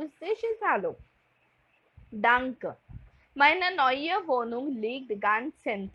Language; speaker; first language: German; non-native, fluent; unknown